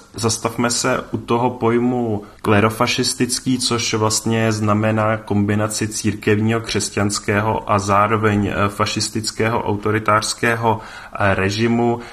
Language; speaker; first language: Czech; native; Czech